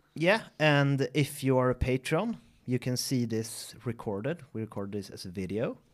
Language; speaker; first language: English; non-native, fluent; Swedish